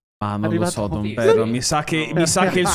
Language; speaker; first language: Italian; native; Italian